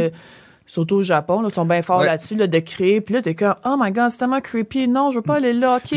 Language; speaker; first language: French; native; French